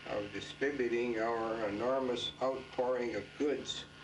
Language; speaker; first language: English; native; English